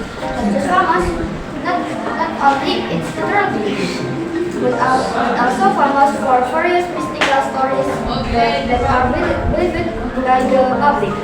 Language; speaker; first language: English; non-native, learner; Indonesian